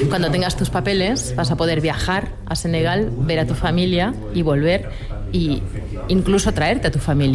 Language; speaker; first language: Spanish; native; Spanish